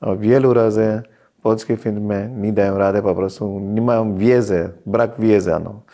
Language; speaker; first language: Polish; non-native, fluent; Hindi